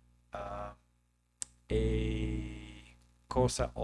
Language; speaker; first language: Italian; non-native, learner; English